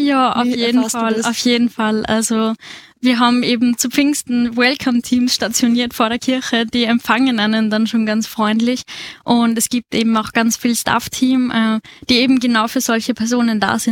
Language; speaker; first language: German; native; German